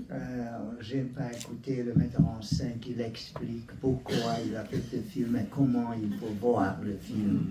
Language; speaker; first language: French; non-native, learner; Hungarian